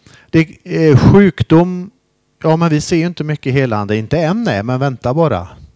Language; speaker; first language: Swedish; native; Swedish